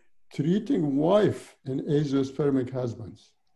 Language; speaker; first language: English; non-native, fluent; Persian